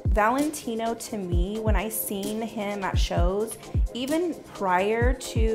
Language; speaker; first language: English; native; English